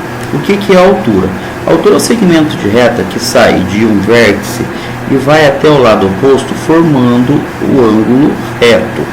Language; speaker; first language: Portuguese; native; Portuguese